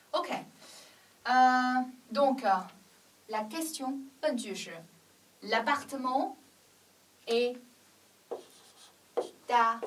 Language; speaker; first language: French; non-native, fluent; Chinese